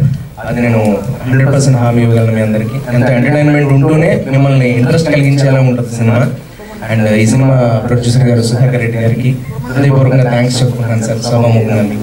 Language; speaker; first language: Telugu; native; Telugu